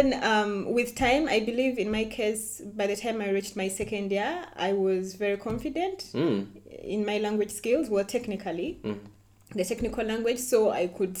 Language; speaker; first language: English; non-native, local second language; Ganda